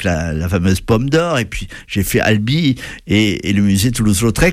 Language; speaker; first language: French; native; French